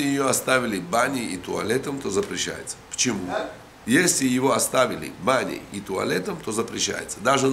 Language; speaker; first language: Russian; native; Russian